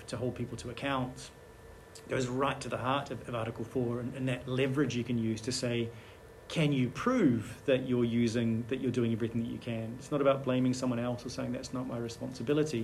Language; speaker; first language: English; native; English